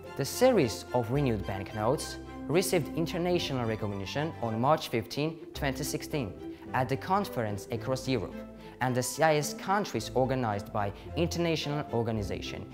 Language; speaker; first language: English; non-native, learner; Georgian